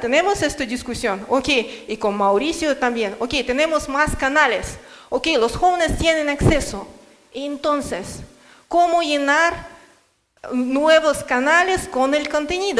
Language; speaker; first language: Spanish; non-native, learner; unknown